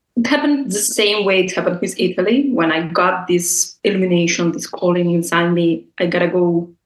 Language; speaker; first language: English; non-native, fluent; Russian